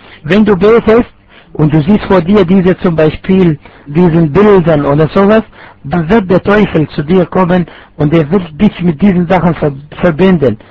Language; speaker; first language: German; non-native, fluent; Arabic